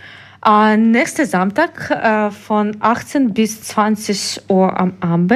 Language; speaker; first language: German; non-native, learner; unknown